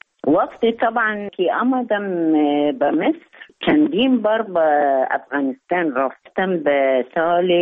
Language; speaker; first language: Persian; non-native, fluent; Arabic